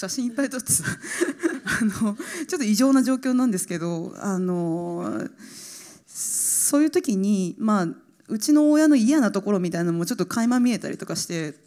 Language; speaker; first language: Japanese; native; Japanese